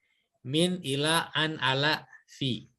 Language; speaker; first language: Arabic; non-native, fluent; Indonesian